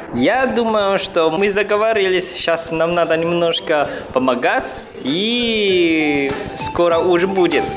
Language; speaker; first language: Russian; non-native, fluent; Chinese